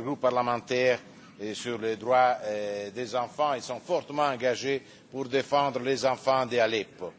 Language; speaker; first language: French; non-native, fluent; Italian